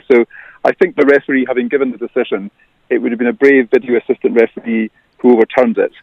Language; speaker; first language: English; native; English